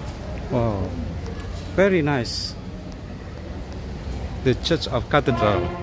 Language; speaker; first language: English; non-native, learner; Indonesian